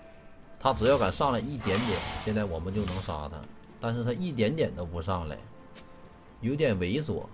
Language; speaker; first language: Chinese; native; Chinese